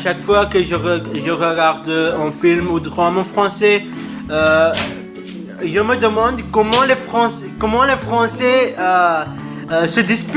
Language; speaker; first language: French; non-native, learner; Urdu